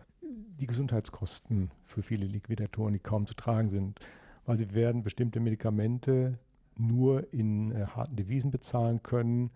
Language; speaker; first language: German; native; German